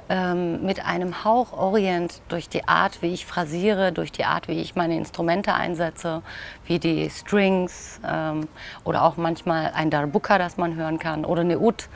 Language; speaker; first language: German; native; German